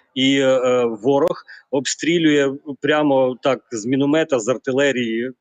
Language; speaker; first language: Ukrainian; native; Ukrainian